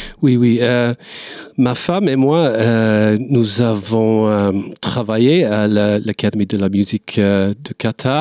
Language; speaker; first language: French; non-native, learner; English